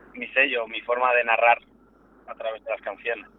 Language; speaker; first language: Spanish; native; Spanish